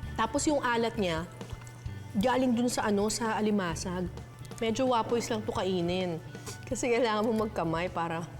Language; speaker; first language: Filipino; native; Filipino